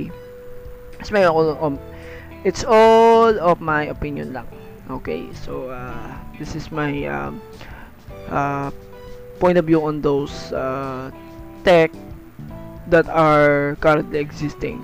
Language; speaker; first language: English; non-native, local second language; Filipino